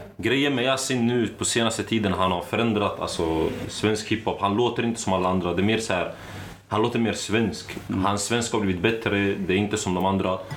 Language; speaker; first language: Swedish; early bilingual, other home language; Arabic